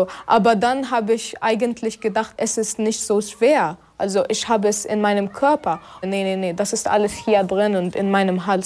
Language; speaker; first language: German; non-native, learner; Arabic